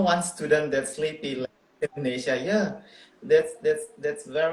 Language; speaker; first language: English; non-native, local second language; Indonesian